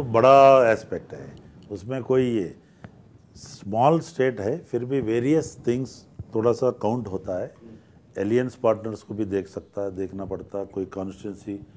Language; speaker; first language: Hindi; non-native, local second language; Telugu